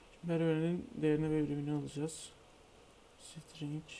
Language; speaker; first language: Turkish; native; Turkish